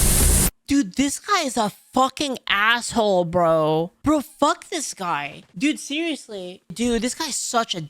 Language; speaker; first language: English; native; English